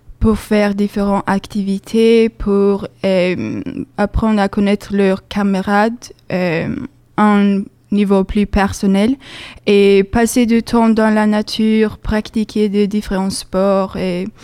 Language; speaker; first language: French; non-native, learner; Swedish